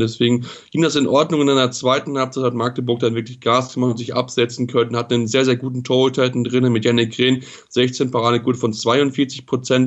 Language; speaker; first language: German; native; German